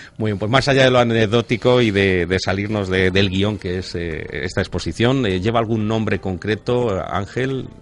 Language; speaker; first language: Spanish; native; Spanish